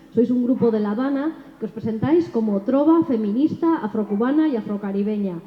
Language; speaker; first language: Spanish; native; Spanish